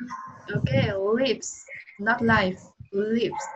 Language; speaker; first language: English; non-native, learner; Vietnamese